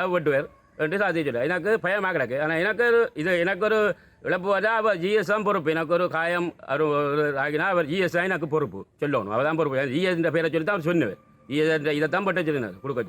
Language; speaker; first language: Tamil; native; Tamil